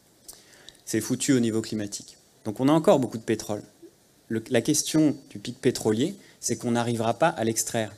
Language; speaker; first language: French; native; French